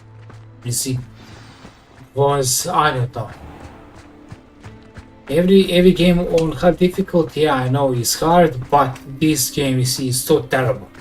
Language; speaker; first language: English; non-native, fluent; Serbian